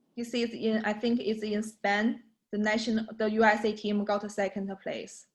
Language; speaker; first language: English; non-native, learner; Chinese